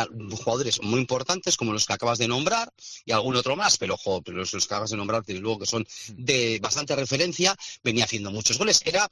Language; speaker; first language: Spanish; native; Spanish